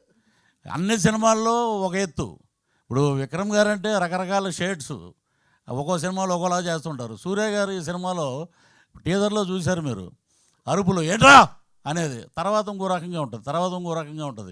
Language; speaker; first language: Telugu; native; Telugu